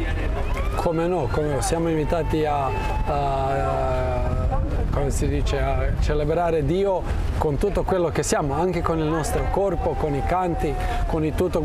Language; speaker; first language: Italian; non-native, fluent; Croatian